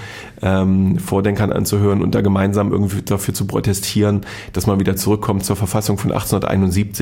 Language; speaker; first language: German; native; German